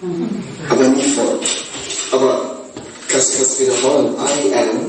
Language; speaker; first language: German; non-native, learner; Uzbek